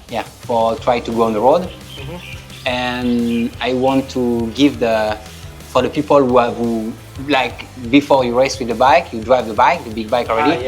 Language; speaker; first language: English; non-native, learner; French